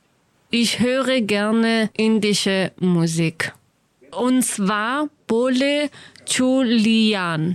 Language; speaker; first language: German; non-native, learner; Kurdish